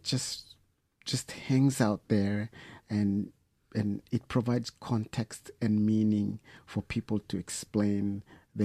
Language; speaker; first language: English; non-native, fluent; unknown